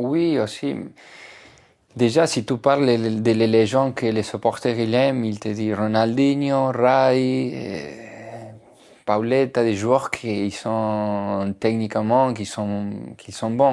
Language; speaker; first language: French; non-native, fluent; Spanish